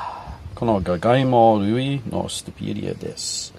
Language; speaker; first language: Japanese; non-native, learner; English